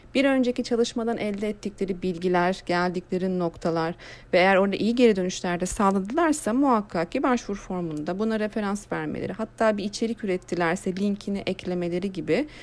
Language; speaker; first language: Turkish; native; Turkish